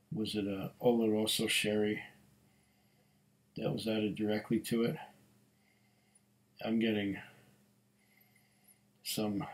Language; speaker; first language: English; native; English